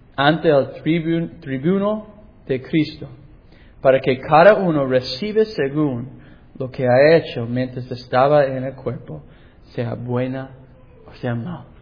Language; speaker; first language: Spanish; non-native, fluent; English